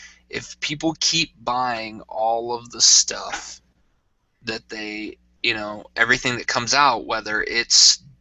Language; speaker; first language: English; native; English